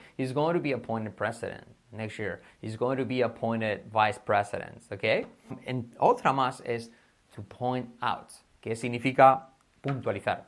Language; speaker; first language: Spanish; native; Spanish